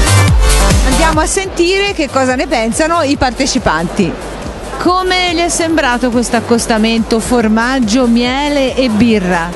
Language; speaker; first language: Italian; native; Italian